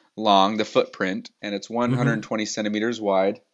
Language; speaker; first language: English; native; English